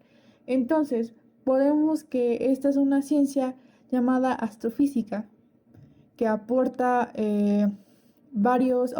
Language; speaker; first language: Spanish; native; Spanish